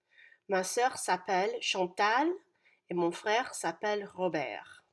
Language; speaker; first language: French; non-native, fluent; English